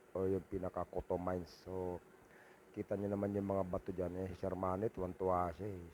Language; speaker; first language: Filipino; non-native, local second language; Cebuano